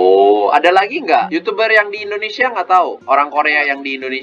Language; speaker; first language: Indonesian; non-native, fluent; Korean